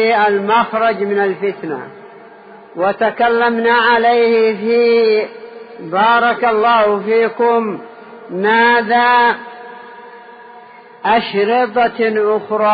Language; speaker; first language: Arabic; native; Arabic